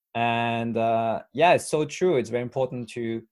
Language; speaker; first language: English; non-native, fluent; French